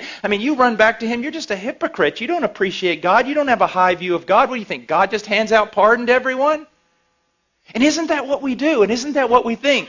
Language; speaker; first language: English; native; English